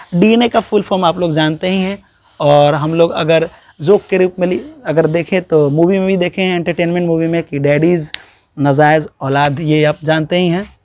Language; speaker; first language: Hindi; native; Hindi